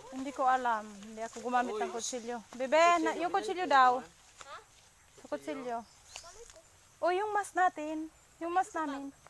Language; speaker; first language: Filipino; non-native, local second language; Bikol